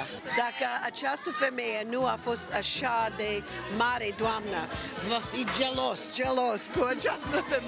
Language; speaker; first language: Romanian; non-native, learner; English